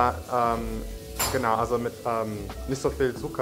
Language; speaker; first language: German; non-native, learner; English